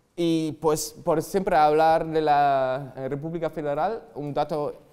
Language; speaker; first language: Spanish; non-native, fluent; German